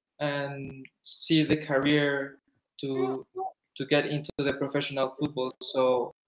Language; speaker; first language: English; non-native, fluent; Spanish